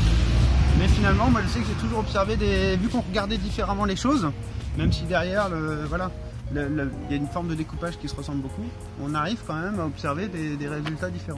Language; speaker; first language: French; native; French